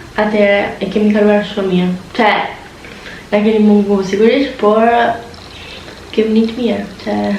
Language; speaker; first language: Albanian; early bilingual, heritage; Albanian